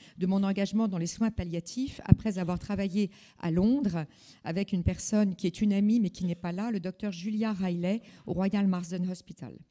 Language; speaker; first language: French; native; French